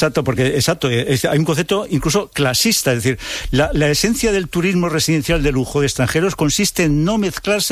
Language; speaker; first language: Spanish; native; Spanish